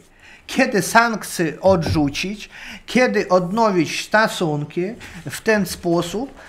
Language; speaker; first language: Polish; non-native, fluent; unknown